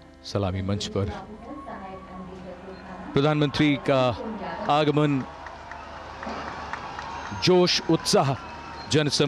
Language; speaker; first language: Hindi; native; Hindi